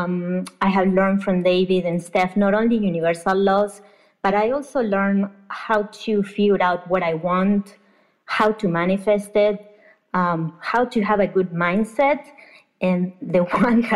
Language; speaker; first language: English; non-native, fluent; Spanish